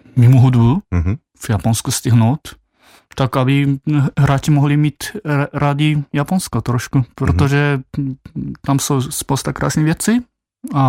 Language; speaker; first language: Czech; non-native, fluent; Japanese